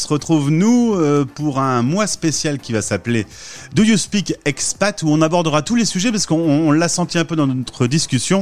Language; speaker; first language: French; native; French